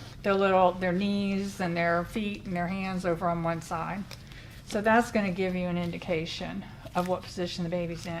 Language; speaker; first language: English; native; English